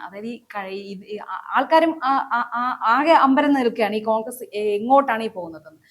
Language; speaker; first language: Malayalam; native; Malayalam